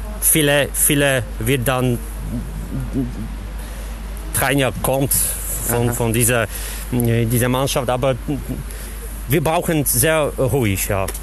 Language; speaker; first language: German; non-native, learner; Polish